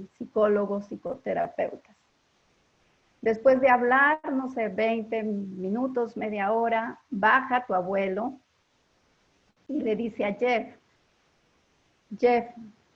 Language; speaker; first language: Spanish; native; Spanish